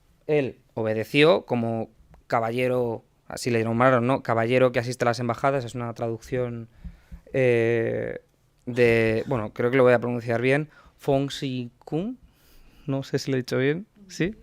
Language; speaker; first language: Spanish; native; Spanish